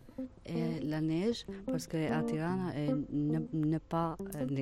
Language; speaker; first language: French; non-native, learner; Albanian